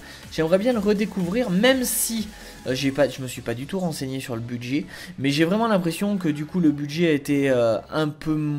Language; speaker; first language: French; native; French